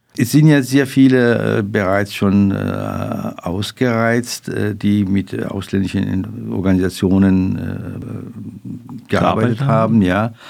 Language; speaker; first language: German; non-native, fluent; Persian